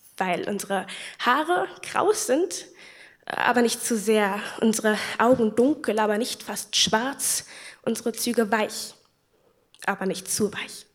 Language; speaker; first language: German; native; German